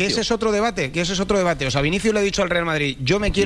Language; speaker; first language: Spanish; native; Spanish